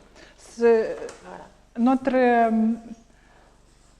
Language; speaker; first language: French; non-native, learner; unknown